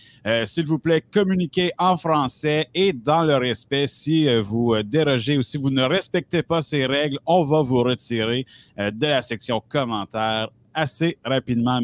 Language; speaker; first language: French; native; French